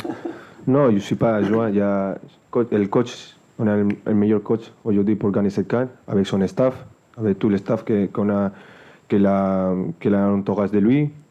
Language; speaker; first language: French; non-native, fluent; Spanish